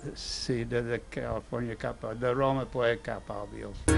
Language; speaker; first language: Italian; non-native, fluent; English